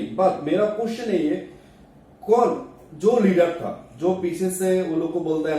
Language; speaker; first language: Hindi; non-native, learner; Bangla